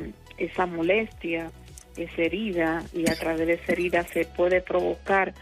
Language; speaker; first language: Spanish; native; Spanish